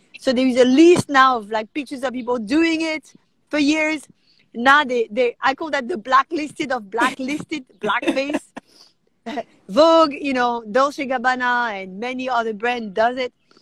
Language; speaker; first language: English; non-native, fluent; French